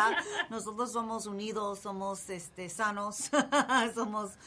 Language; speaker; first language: Spanish; non-native, fluent; English